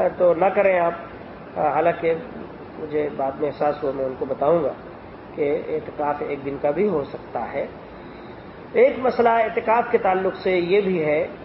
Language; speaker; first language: Urdu; native; Urdu